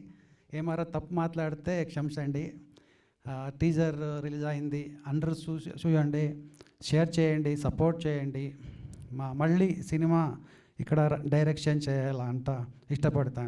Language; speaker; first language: Telugu; non-native, learner; Kannada